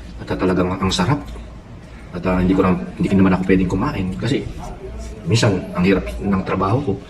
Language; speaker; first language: Filipino; non-native, local second language; Pampanga